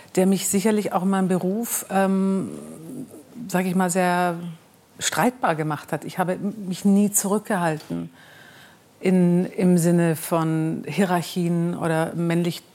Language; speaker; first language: German; native; German